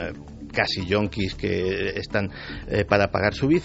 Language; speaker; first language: Spanish; native; Spanish